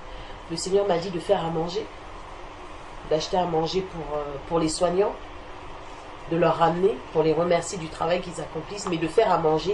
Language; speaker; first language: French; native; French